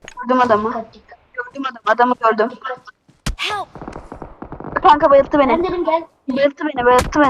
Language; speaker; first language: Turkish; native; Turkish